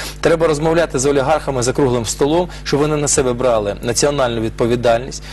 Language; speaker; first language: Ukrainian; non-native, local second language; Russian